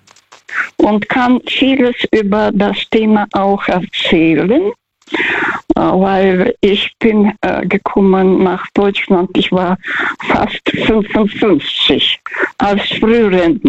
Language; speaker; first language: German; non-native, fluent; Russian